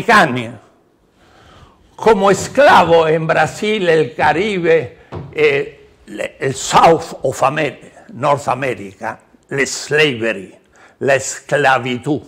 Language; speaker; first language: Italian; non-native, learner; Spanish